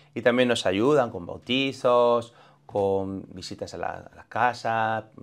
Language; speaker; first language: Spanish; native; Spanish